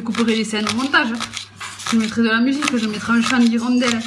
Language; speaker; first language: French; native; French